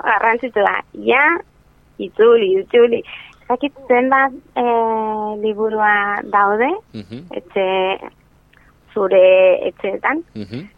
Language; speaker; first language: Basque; non-native, local second language; Spanish